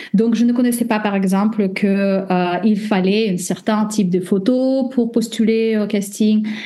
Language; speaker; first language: French; non-native, fluent; Russian